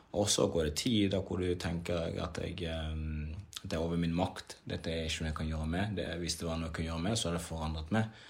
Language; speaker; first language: Norwegian; early bilingual, other home language; Swahili